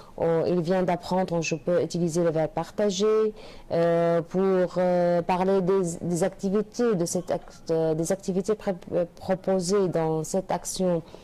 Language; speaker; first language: French; non-native, fluent; Arabic